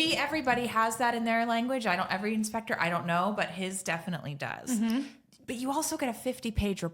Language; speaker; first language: English; native; English